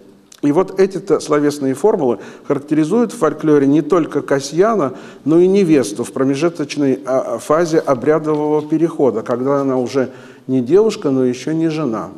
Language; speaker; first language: Russian; native; Russian